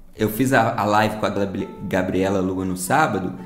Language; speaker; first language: Portuguese; non-native, fluent; Korean